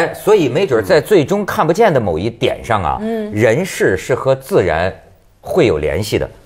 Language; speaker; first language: Chinese; native; Chinese